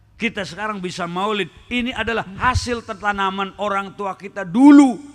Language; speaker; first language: Indonesian; non-native, local second language; Sundanese